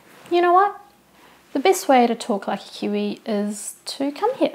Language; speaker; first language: English; early bilingual, other home language; Indonesian